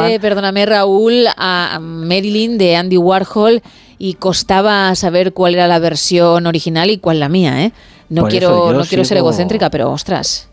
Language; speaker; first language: Spanish; native; Spanish